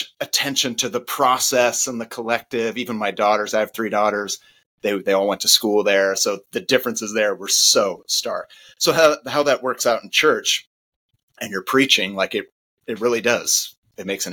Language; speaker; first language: English; native; English